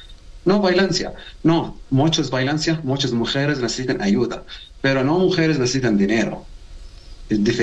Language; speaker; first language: Spanish; non-native, learner; Arabic